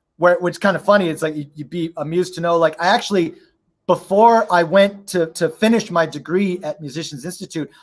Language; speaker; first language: English; native; English